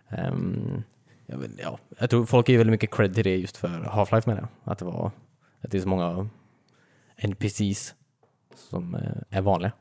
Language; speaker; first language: Swedish; native; Swedish